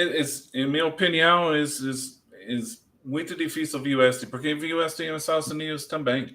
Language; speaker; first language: Portuguese; non-native, learner; English